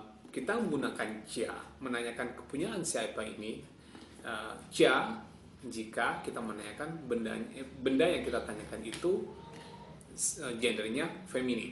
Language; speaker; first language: Indonesian; non-native, local second language; Javanese